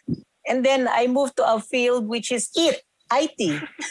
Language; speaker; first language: English; non-native, local second language; Filipino